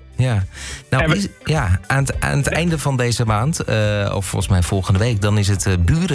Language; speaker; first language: Dutch; native; Dutch